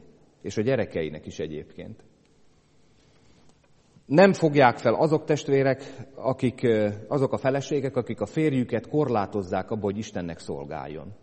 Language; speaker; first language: Hungarian; native; Hungarian